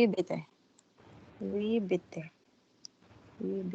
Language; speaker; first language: German; non-native, learner; Filipino